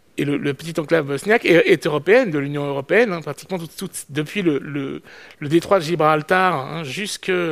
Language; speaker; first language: French; native; French